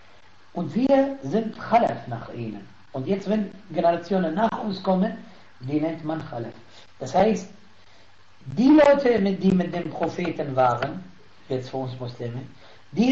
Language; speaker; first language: German; non-native, fluent; Arabic